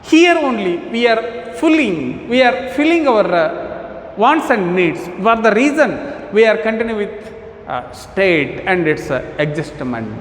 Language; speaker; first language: English; non-native, local second language; Kannada